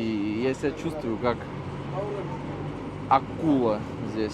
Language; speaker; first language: Russian; native; Russian